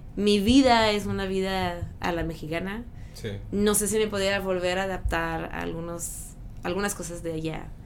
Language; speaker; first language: Spanish; non-native, fluent; French